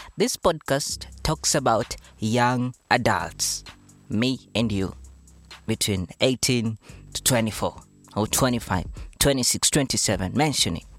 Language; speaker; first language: English; non-native, local second language; Luyia